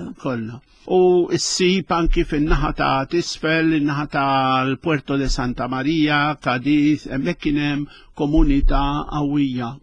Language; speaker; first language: Maltese; early bilingual, other home language; Spanish